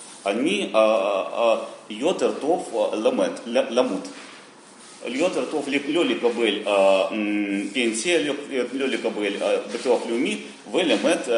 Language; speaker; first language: Hebrew; non-native, learner; Russian